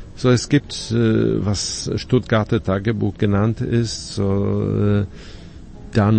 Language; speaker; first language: German; non-native, fluent; Polish